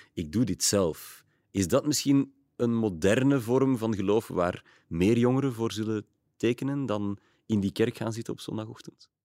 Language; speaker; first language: Dutch; native; Dutch